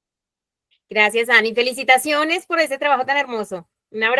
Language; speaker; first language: Spanish; native; Spanish